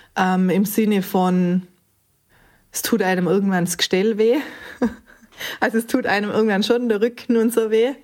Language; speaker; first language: German; native; German